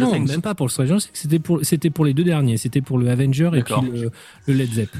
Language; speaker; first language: French; native; French